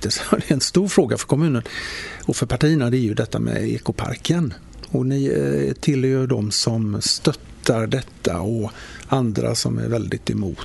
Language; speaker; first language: Swedish; native; Swedish